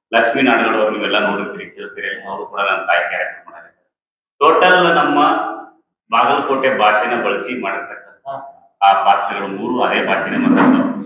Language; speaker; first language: Kannada; native; Kannada